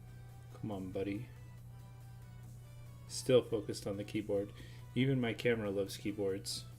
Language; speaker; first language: English; native; English